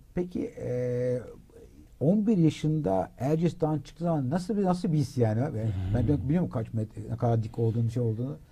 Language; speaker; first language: Turkish; early bilingual, heritage; Turkish